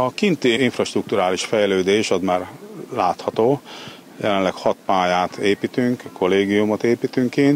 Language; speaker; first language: Hungarian; native; Hungarian